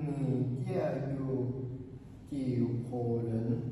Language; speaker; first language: Chinese; non-native, learner; Thai